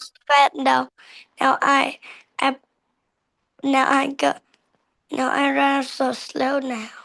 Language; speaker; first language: English; non-native, learner; Vietnamese